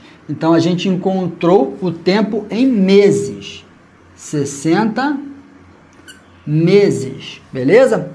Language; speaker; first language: Portuguese; native; Portuguese